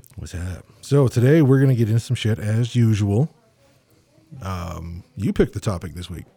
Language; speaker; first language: English; native; English